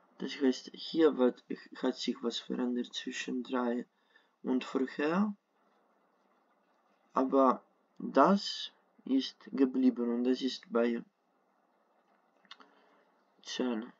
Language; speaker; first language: German; non-native, fluent; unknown